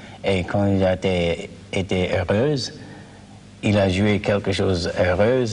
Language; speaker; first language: French; non-native, learner; English